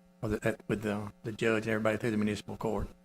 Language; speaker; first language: English; native; English